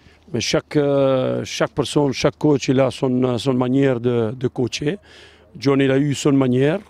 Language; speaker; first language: French; non-native, learner; Albanian